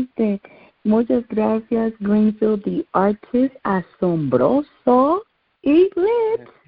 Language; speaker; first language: Spanish; non-native, learner; English